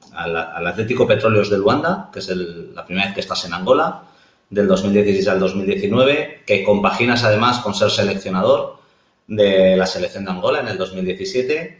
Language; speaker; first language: Spanish; native; Spanish